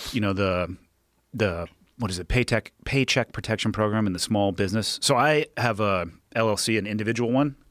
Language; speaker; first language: English; native; English